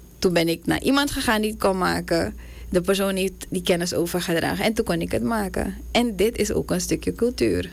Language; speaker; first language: Dutch; native; Dutch